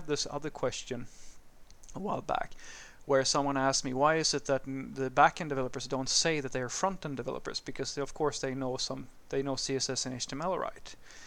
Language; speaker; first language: English; non-native, fluent; Swedish